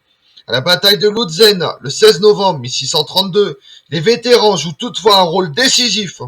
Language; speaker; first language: French; native; French